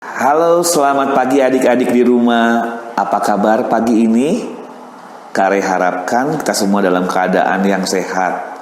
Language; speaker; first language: Indonesian; native; Indonesian